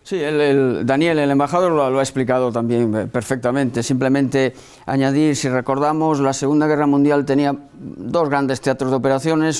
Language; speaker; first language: Spanish; native; Spanish